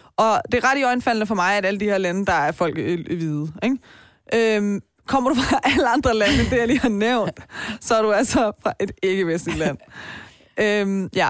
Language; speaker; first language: Danish; early bilingual, other home language; Persian